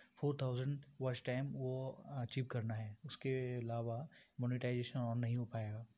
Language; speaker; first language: Hindi; non-native, local second language; Bangla